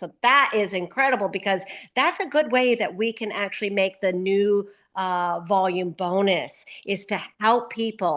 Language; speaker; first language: English; native; English